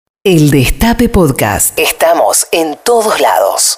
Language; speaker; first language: Spanish; native; Spanish